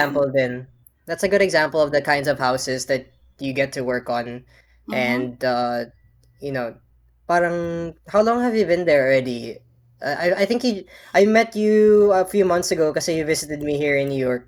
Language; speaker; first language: English; non-native, local second language; Filipino